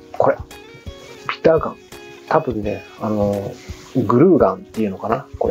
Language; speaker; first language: Japanese; native; Japanese